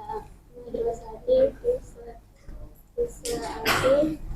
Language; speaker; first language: Arabic; non-native, learner; Indonesian